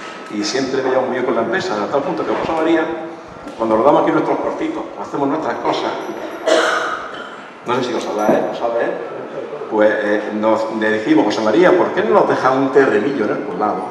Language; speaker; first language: Spanish; native; Spanish